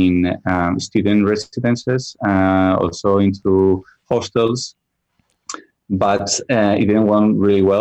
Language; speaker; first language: English; non-native, fluent; Spanish